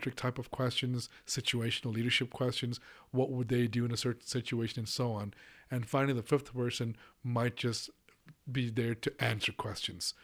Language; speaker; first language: English; non-native, local second language; Malayalam